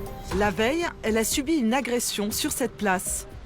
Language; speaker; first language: French; native; French